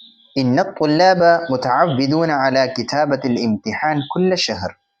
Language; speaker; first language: Arabic; non-native, fluent; Malayalam